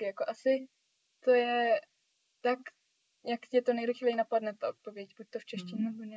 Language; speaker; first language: Czech; early bilingual, heritage; Czech